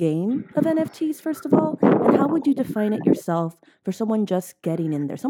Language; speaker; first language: English; native; English